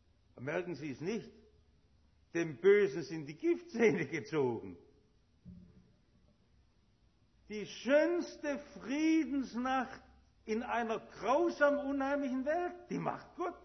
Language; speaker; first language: German; native; German